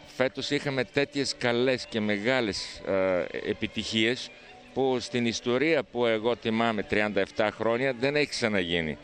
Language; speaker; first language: Greek; non-native, fluent; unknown